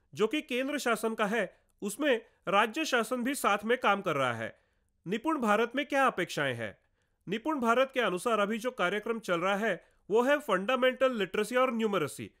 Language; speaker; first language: Hindi; non-native, local second language; Marathi